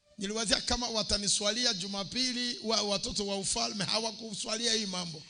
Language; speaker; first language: Swahili; native; Swahili